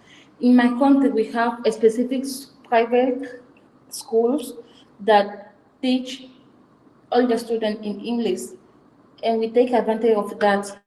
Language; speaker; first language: English; non-native, fluent; Fang